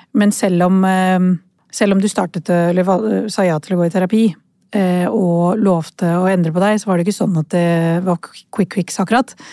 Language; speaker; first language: Norwegian; early bilingual, other home language; Urdu